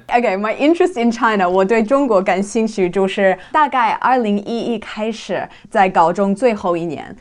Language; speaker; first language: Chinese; non-native, learner; English